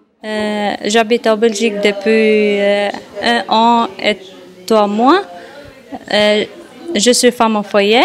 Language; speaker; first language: French; non-native, learner; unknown